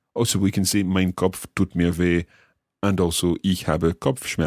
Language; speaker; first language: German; non-native, learner; English